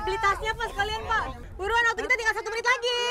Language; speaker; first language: Indonesian; native; Indonesian